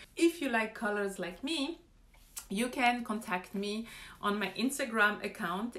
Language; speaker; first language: English; non-native, fluent; French